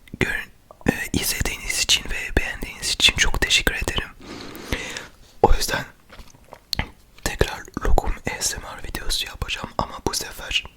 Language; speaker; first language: Turkish; non-native, learner; French